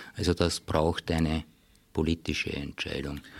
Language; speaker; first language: German; native; German